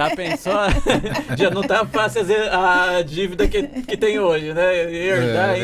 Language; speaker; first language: Portuguese; native; Portuguese